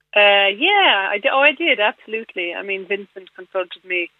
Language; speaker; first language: English; native; English